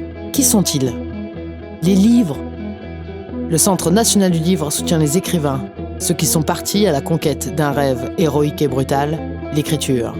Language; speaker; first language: French; native; French